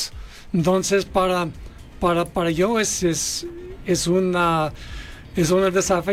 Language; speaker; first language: Spanish; non-native, learner; English